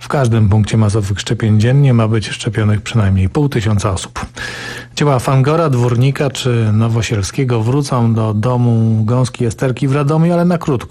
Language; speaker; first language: Polish; native; Polish